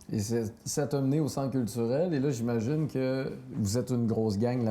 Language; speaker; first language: French; native; French